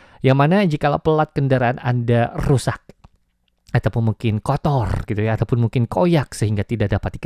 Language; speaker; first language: Indonesian; native; Indonesian